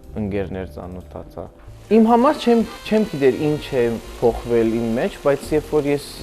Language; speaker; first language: Armenian; early bilingual, heritage; Armenian